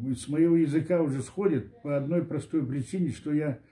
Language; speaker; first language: Russian; non-native, local second language; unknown